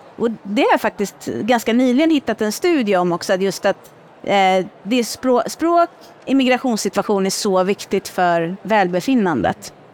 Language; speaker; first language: Swedish; native; Swedish